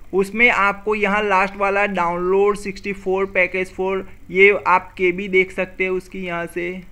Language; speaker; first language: Hindi; non-native, local second language; Gujarati